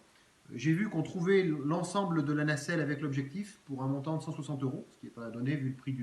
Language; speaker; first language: French; native; French